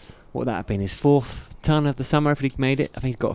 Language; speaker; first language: English; native; English